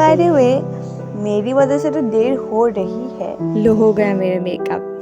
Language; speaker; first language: Hindi; non-native, local second language; Assamese